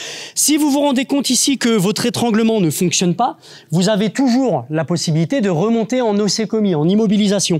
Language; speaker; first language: French; native; French